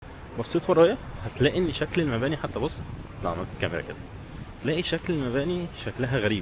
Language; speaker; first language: Arabic; native; Arabic